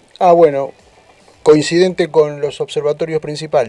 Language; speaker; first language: Spanish; native; Spanish